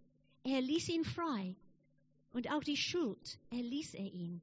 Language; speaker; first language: German; non-native, fluent; English